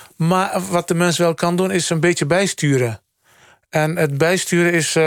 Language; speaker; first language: Dutch; early bilingual, other home language; Turkish